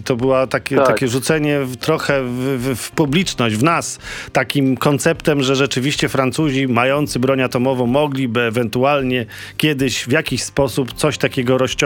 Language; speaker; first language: Polish; native; Polish